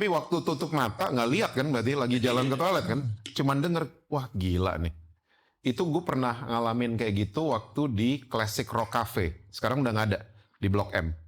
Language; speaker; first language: Indonesian; native; Indonesian